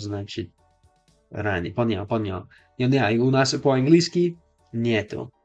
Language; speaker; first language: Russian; non-native, learner; English